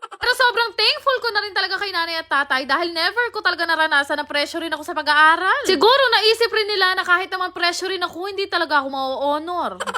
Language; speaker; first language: Filipino; native; Filipino